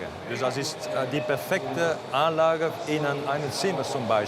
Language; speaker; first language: German; non-native, learner; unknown